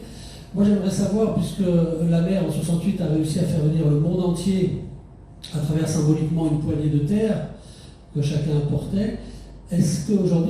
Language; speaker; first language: French; native; French